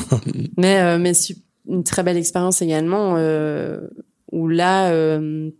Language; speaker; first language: French; native; French